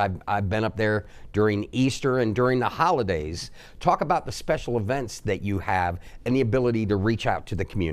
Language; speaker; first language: English; native; English